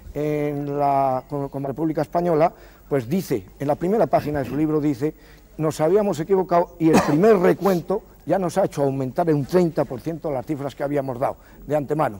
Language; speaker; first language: Spanish; native; Spanish